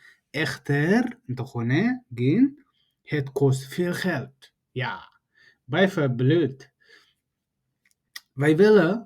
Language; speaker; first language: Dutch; non-native, fluent; Tigrinya